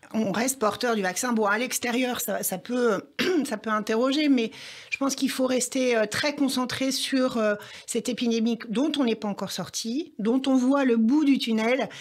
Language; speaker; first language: French; native; French